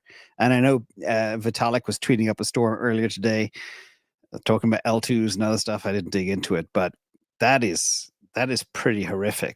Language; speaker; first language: English; native; English